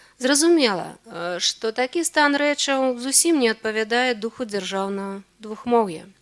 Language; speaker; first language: Belarusian; native; Belarusian